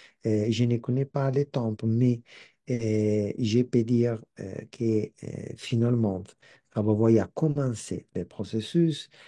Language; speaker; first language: French; non-native, learner; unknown